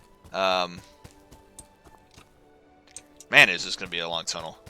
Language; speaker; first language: English; native; English